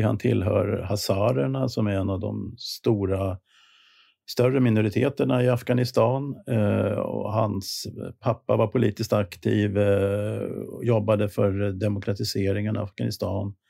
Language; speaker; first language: Swedish; native; Swedish